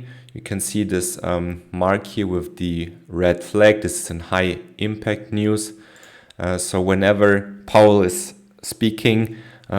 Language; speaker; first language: English; non-native, fluent; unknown